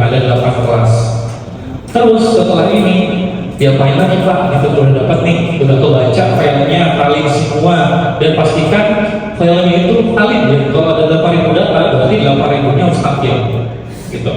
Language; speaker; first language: Indonesian; native; Indonesian